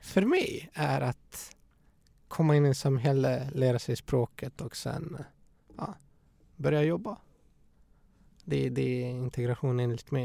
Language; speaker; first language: Swedish; non-native, fluent; Bosnian